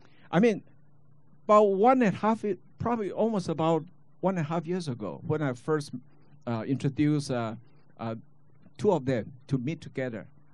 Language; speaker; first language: English; non-native, fluent; Chinese